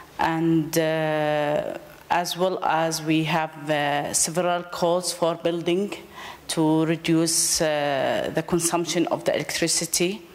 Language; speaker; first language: English; non-native, learner; Arabic